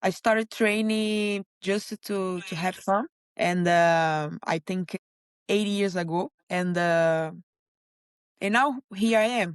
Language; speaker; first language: English; non-native, learner; Portuguese